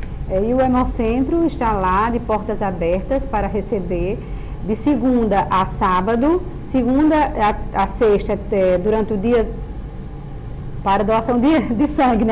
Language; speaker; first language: Portuguese; native; Portuguese